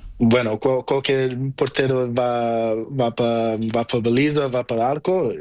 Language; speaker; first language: Spanish; non-native, learner; Portuguese